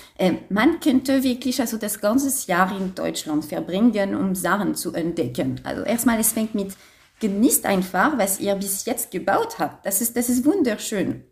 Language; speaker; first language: German; non-native, fluent; French